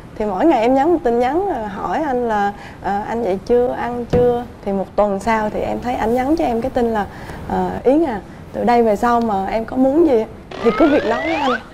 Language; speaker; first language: Vietnamese; native; Vietnamese